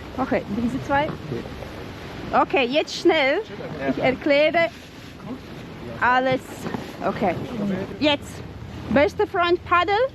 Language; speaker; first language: German; non-native, learner; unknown